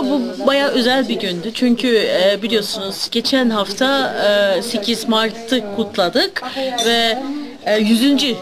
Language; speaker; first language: Turkish; early bilingual, heritage; Turkish